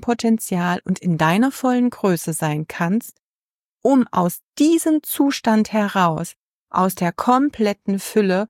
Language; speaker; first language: German; native; German